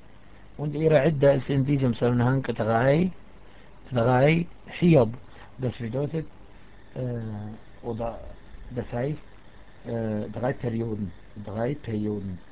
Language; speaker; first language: German; non-native, fluent; Arabic